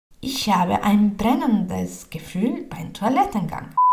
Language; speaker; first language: German; non-native, fluent; Spanish